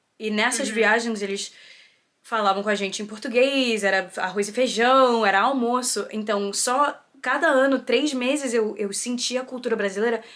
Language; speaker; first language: Portuguese; early bilingual, heritage; Portuguese